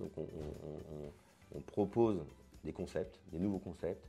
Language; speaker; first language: French; native; French